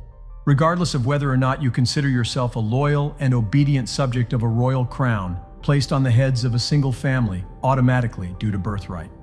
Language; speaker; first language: English; native; English